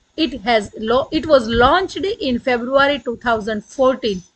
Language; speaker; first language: English; non-native, local second language; Gujarati